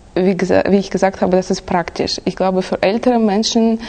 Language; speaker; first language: German; non-native, fluent; Russian